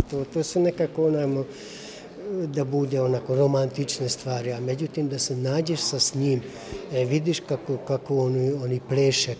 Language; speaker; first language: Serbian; non-native, local second language; Hungarian